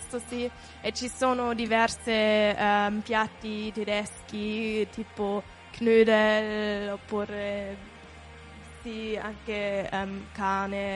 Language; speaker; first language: Italian; non-native, fluent; German